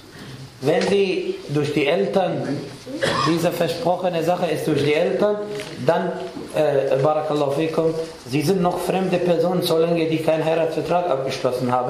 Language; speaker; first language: German; non-native, fluent; Arabic